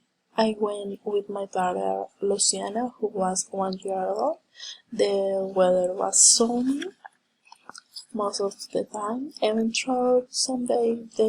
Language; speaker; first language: English; non-native, learner; Spanish